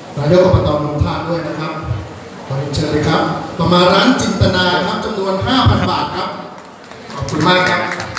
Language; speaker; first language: Thai; native; Thai